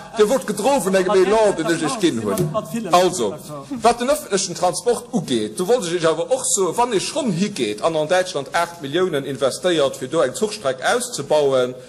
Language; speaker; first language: Luxembourgish; native; Luxembourgish